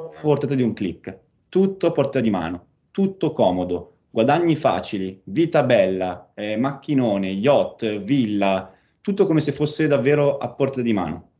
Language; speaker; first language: Italian; native; Italian